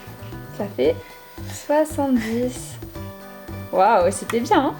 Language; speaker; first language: French; native; French